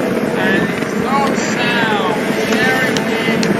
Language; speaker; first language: English; non-native, learner; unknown